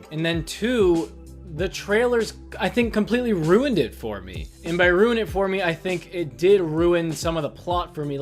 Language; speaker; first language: English; native; English